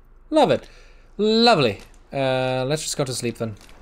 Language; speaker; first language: English; non-native, fluent; German